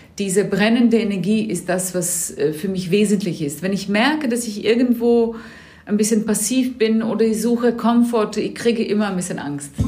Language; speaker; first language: German; non-native, fluent; Serbian